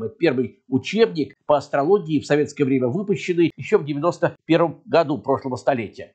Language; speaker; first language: Russian; native; Russian